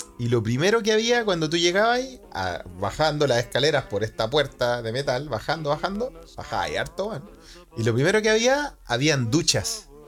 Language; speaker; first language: Spanish; native; Spanish